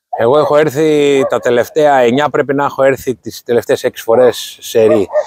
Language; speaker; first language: Greek; native; Greek